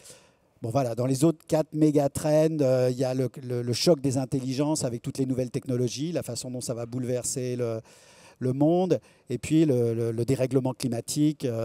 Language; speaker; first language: French; native; French